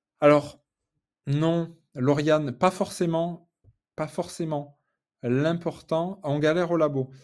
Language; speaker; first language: French; native; French